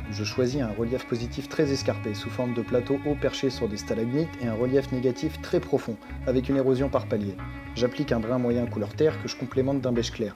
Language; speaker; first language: French; native; French